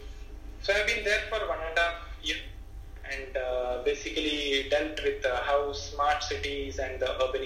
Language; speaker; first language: English; non-native, local second language; Malayalam